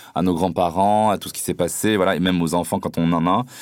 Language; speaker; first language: French; non-native, local second language; Arabic